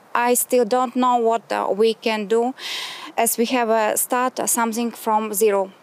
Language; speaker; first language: English; non-native, learner; Ukrainian